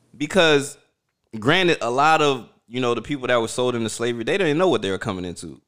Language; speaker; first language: English; early bilingual, other home language; Haitian Creole